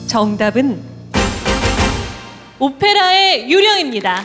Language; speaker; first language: Korean; native; Korean